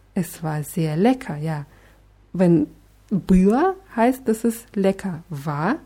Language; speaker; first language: German; non-native, fluent; Russian